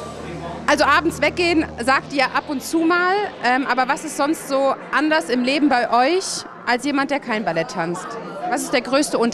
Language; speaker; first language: German; native; German